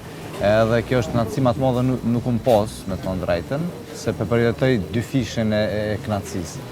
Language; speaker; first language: Albanian; native; Albanian